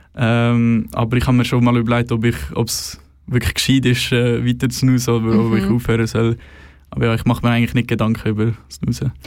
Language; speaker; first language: German; non-native, fluent; Swedish